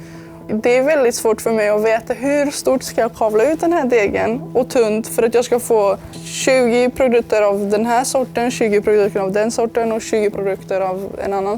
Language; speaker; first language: Swedish; early bilingual, other home language; Serbian